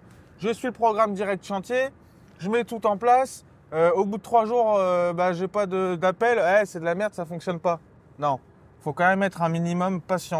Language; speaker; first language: French; native; French